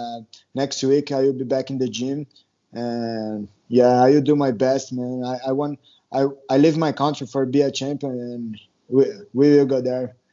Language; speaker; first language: English; non-native, learner; Portuguese